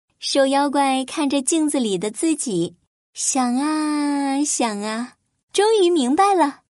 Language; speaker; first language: Chinese; native; Chinese